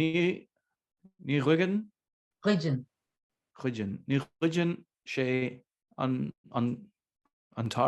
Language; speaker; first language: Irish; non-native, learner; Dutch